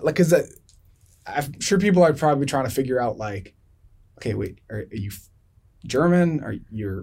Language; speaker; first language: English; native; English